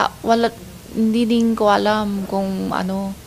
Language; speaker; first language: Filipino; non-native, learner; Chinese